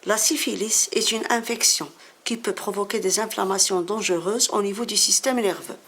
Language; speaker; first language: French; non-native, local second language; Arabic